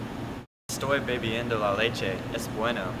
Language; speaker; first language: Spanish; non-native, learner; English